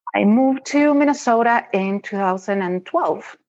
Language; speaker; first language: English; non-native, fluent; Spanish